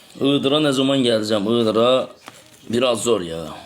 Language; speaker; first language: Turkish; native; Turkish